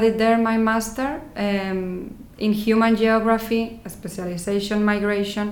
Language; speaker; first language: English; non-native, fluent; Spanish